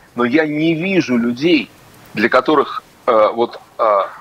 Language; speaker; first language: Russian; native; Russian